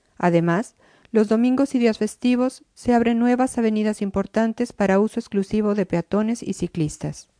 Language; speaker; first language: Spanish; native; Spanish